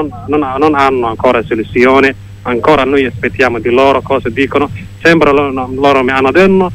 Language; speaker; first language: Italian; non-native, learner; Somali